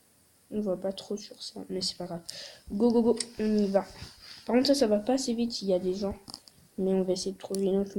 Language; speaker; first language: French; native; French